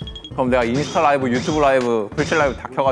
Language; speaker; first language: Korean; native; Korean